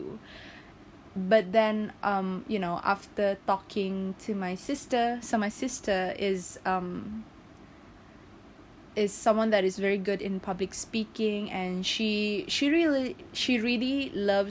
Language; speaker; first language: English; non-native, local second language; Malay